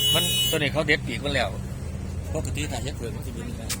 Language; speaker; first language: Thai; non-native, local second language; Northeastern Thai